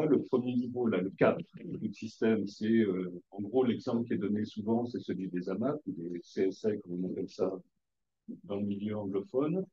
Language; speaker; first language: French; native; French